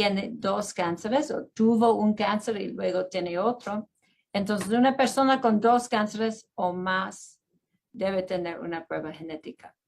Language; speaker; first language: Spanish; non-native, fluent; English